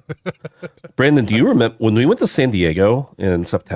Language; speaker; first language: English; native; English